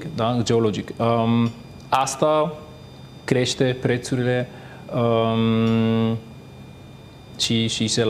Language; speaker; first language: Romanian; non-native, fluent; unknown